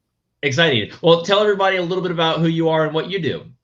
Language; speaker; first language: English; native; English